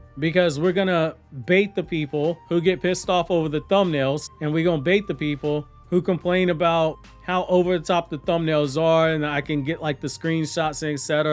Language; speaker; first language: English; native; English